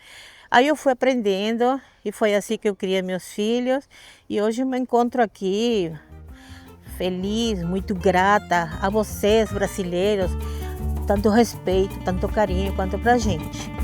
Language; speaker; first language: Portuguese; non-native, fluent; Spanish